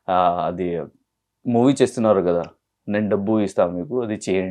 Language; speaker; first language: Telugu; non-native, learner; Hindi